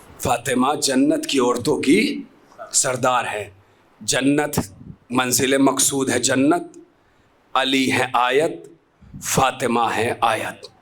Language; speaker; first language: Urdu; native; Urdu